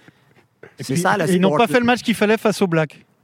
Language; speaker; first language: French; native; French